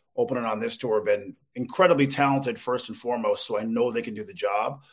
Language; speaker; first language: English; native; English